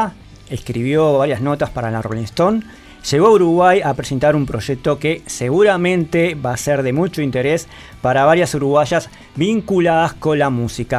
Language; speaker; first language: Spanish; native; Spanish